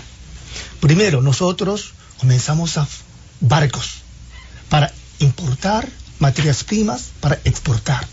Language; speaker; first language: Spanish; non-native, fluent; Japanese